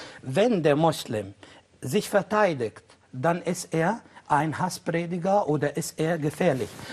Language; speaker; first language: German; non-native, fluent; Arabic